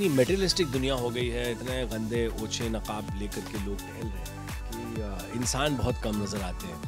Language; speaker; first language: Hindi; native; Hindi